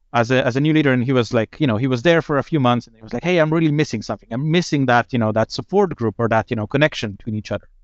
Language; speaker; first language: English; non-native, fluent; Slovenian